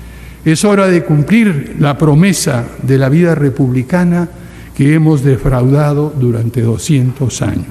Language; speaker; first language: Spanish; native; Spanish